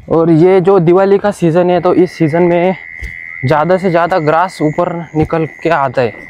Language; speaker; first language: Hindi; non-native, local second language; Marathi